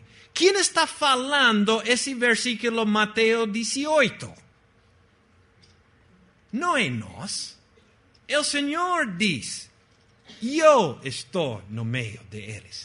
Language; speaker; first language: Portuguese; non-native, fluent; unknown